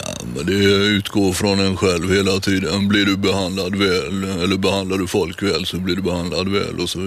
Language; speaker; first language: Swedish; native; Swedish